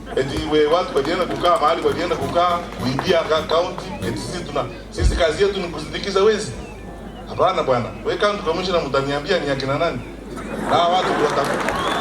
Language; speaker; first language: Swahili; non-native, local second language; Gusii